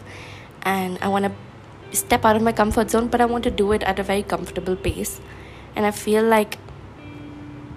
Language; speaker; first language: English; non-native, local second language; Hindi